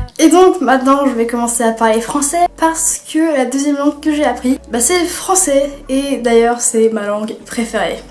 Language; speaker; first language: French; early bilingual, other home language; Spanish